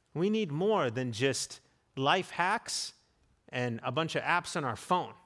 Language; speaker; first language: English; native; English